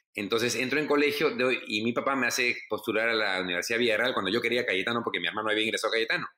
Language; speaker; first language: Spanish; native; Spanish